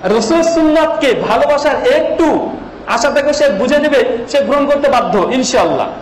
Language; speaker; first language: Bangla; native; Bangla